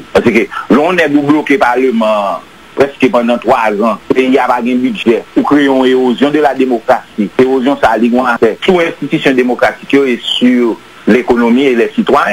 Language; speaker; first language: French; non-native, local second language; Haitian Creole